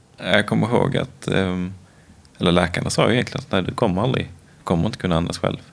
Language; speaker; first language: Swedish; native; Swedish